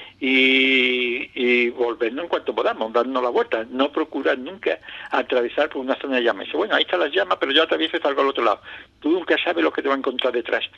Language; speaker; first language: Spanish; native; Spanish